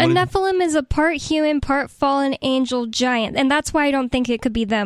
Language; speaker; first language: English; native; English